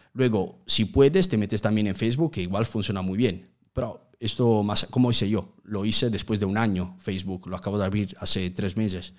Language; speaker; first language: Spanish; non-native, fluent; Italian